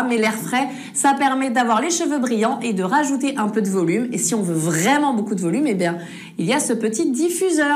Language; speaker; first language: French; native; French